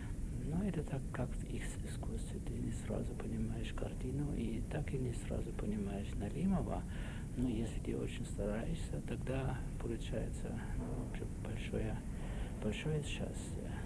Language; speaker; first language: Russian; non-native, fluent; German